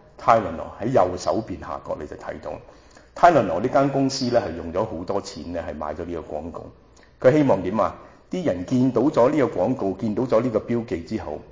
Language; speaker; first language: Cantonese; non-native, local second language; Wu Chinese